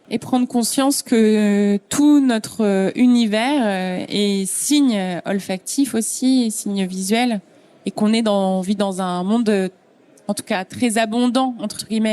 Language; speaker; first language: French; native; French